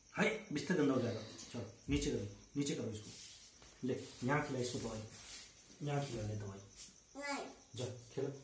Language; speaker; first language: Hindi; native; Hindi